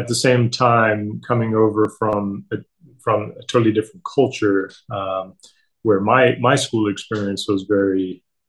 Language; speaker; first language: English; native; English